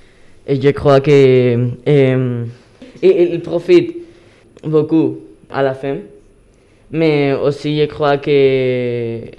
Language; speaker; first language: French; non-native, learner; Spanish